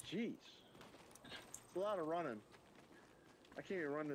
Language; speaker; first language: English; native; English